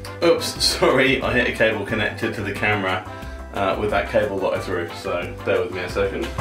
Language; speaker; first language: English; native; English